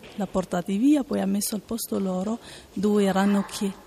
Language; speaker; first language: Italian; non-native, learner; Arabic